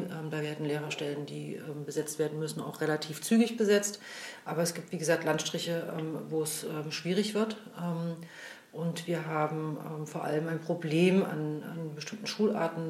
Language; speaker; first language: German; native; German